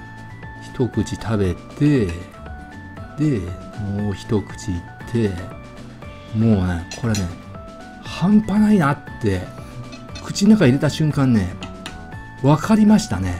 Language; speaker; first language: Japanese; native; Japanese